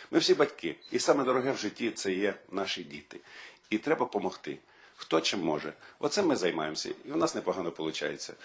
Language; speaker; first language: Ukrainian; native; Ukrainian